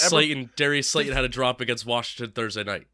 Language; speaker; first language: English; native; English